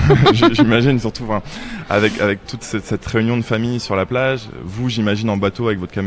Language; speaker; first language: French; native; French